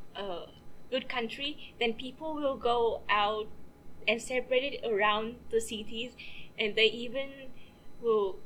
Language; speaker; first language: English; non-native, fluent; Vietnamese